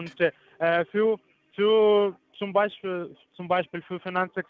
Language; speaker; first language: German; non-native, learner; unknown